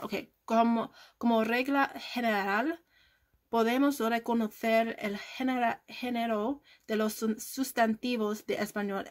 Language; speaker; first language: Spanish; non-native, learner; English